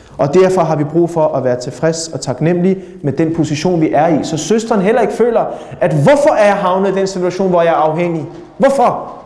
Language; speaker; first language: Danish; early bilingual, other home language; Urdu